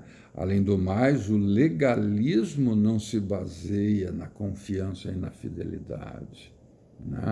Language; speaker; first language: Portuguese; native; Portuguese